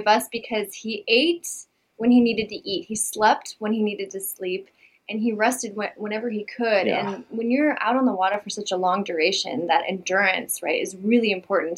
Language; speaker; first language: English; native; English